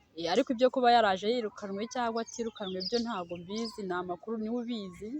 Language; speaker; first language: Kinyarwanda; native; Kinyarwanda